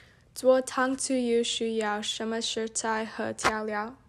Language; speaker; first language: Chinese; non-native, learner; English